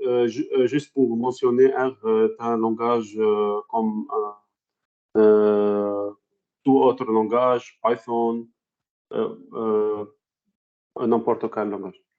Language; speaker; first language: French; non-native, fluent; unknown